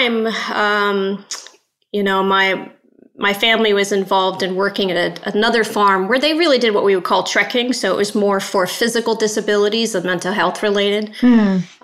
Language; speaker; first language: English; native; English